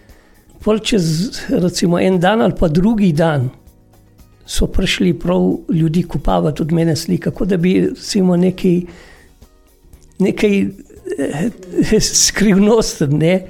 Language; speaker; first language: Slovenian; non-native, fluent; Kurdish